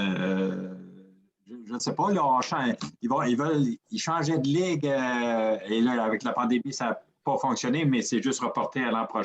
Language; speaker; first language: French; native; French